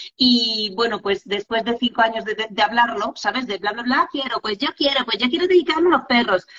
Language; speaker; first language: Spanish; non-native, fluent; Polish